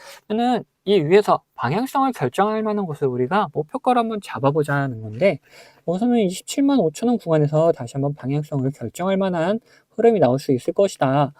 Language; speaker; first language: Korean; native; Korean